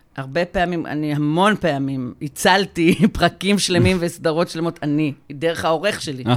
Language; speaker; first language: Hebrew; native; Hebrew